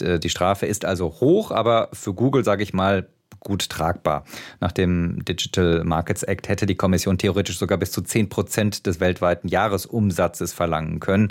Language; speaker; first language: German; native; German